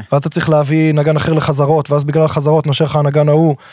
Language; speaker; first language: Hebrew; native; Hebrew